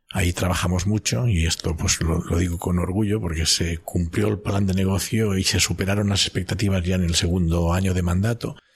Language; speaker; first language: Spanish; non-native, local second language; Catalan